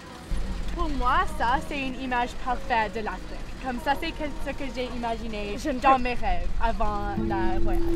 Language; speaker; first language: French; non-native, local second language; English